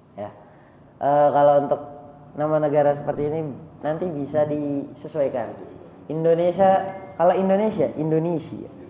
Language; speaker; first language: Indonesian; native; Indonesian